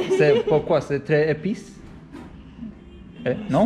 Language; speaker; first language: French; non-native, learner; English